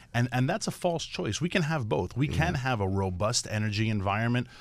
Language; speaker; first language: English; native; English